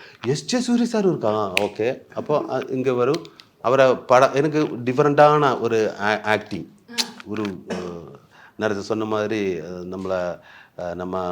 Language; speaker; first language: Tamil; non-native, learner; Malayalam